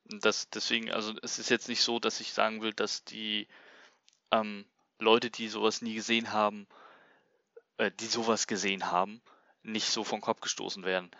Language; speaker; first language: German; native; German